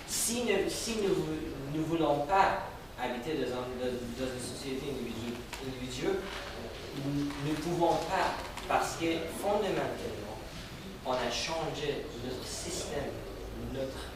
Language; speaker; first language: French; non-native, fluent; Persian